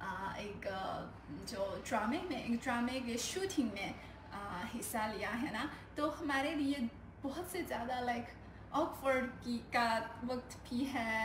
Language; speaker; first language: Hindi; non-native, learner; Chinese